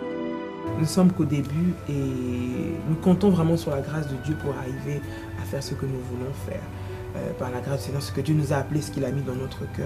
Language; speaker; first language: French; non-native, local second language; Lingala